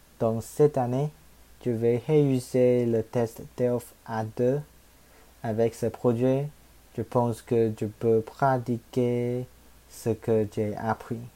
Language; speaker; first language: French; non-native, learner; Chinese